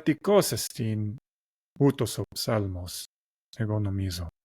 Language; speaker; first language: Greek; non-native, learner; English